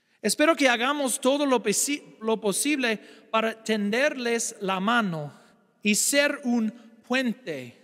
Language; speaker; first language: Spanish; non-native, fluent; English